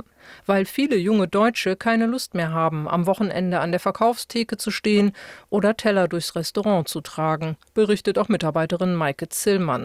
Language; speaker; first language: German; native; German